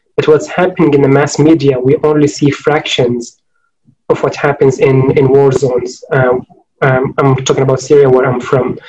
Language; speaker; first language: English; non-native, fluent; Arabic